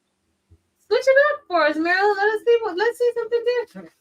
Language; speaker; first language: English; native; English